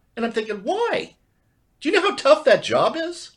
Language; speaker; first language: English; native; English